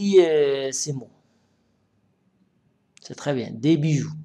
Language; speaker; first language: French; non-native, local second language; Arabic